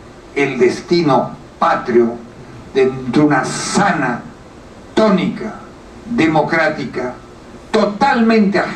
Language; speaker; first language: Spanish; native; Spanish